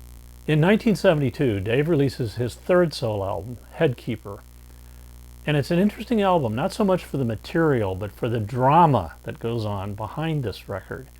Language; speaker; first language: English; native; English